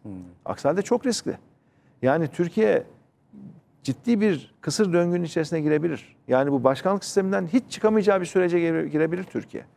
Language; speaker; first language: Turkish; native; Turkish